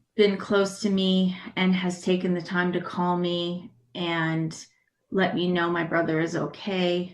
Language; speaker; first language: English; native; English